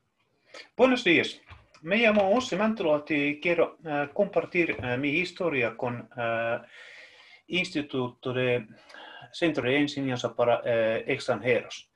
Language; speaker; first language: Spanish; non-native, fluent; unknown